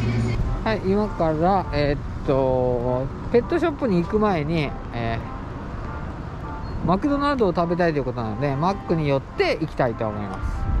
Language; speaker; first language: Japanese; native; Japanese